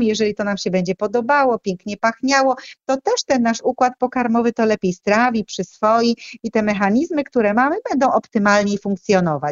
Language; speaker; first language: Polish; native; Polish